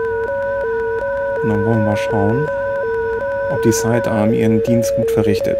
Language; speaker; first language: German; native; German